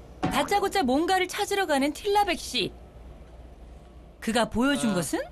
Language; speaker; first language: Korean; native; Korean